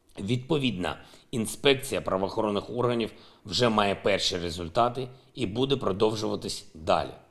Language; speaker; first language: Ukrainian; non-native, local second language; Russian